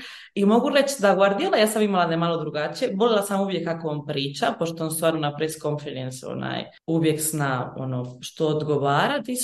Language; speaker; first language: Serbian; early bilingual, heritage; Bosnian